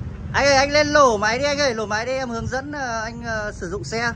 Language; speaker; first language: Vietnamese; native; Vietnamese